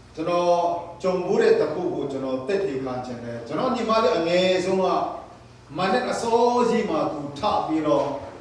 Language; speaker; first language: Burmese; non-native, local second language; Tedim Chin